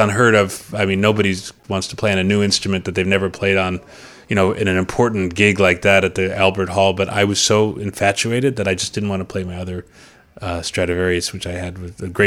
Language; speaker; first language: English; native; English